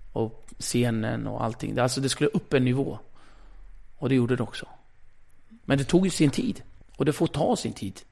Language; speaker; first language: Swedish; early bilingual, other home language; Kurdish